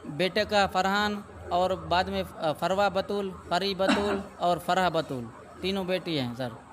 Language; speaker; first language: Urdu; non-native, local second language; Sindhi